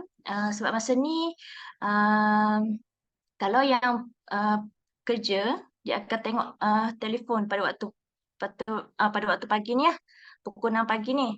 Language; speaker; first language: Malay; native; Malay